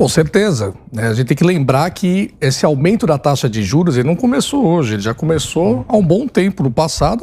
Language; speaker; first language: Portuguese; native; Portuguese